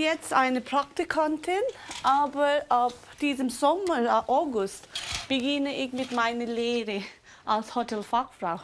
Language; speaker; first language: German; non-native, local second language; Tibetan